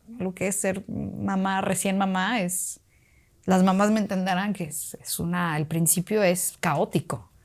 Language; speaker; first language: Spanish; early bilingual, other home language; Russian